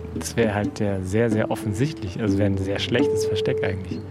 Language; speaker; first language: German; native; German